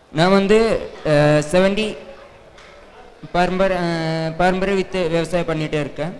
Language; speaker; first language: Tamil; non-native, learner; Malayalam